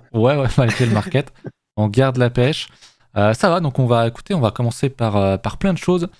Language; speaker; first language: French; native; French